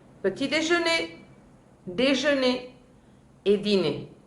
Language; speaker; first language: French; non-native, fluent; Spanish